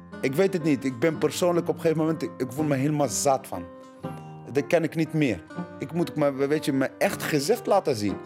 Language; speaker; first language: Dutch; non-native, learner; Arabic